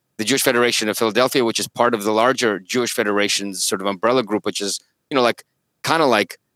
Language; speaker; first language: English; early bilingual, other home language; Russian